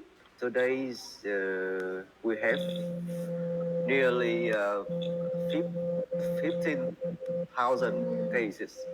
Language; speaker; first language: English; non-native, learner; Vietnamese